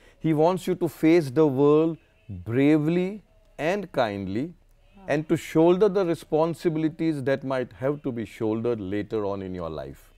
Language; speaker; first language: English; non-native, local second language; Gujarati